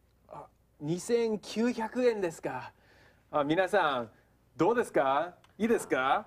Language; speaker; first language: Japanese; non-native, fluent; English